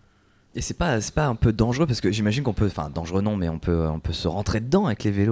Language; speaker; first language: French; native; French